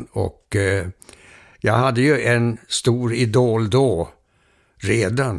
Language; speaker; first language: Swedish; early bilingual, heritage; Swedish